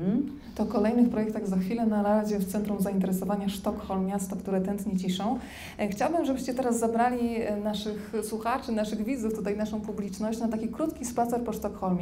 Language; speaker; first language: Polish; native; Polish